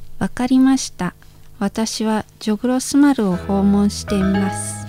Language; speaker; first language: Japanese; non-native, fluent; Indonesian